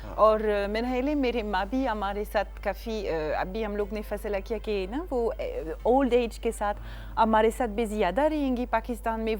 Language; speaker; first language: Urdu; non-native, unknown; French